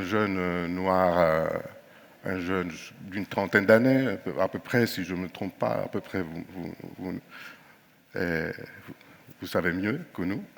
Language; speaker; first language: French; non-native, fluent; Greek